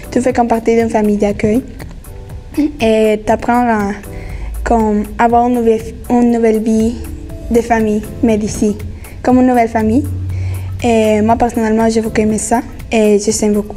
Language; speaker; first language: French; non-native, fluent; Spanish